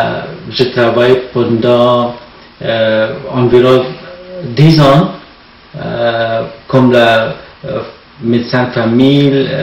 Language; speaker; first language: French; non-native, learner; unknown